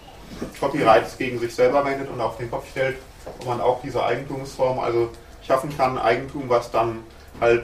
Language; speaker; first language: German; native; German